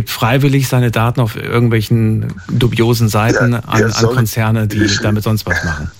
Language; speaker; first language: German; native; German